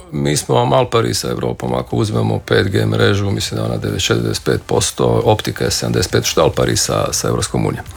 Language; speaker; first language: Serbian; native; Serbian